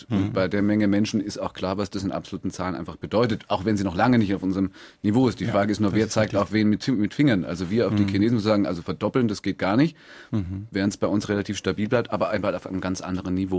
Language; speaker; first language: German; native; German